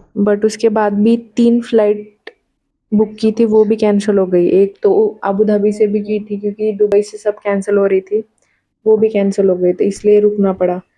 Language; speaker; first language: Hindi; non-native, local second language; Marathi